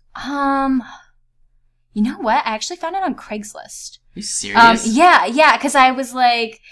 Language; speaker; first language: English; native; English